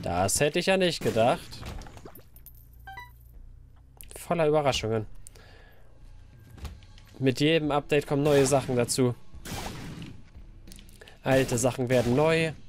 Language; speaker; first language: German; native; German